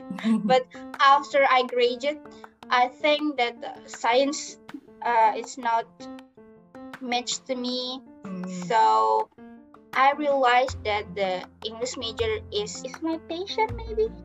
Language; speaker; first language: English; non-native, learner; Indonesian